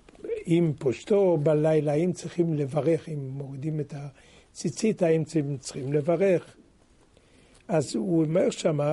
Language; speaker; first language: Hebrew; non-native, fluent; French